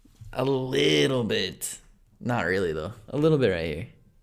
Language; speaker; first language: English; native; English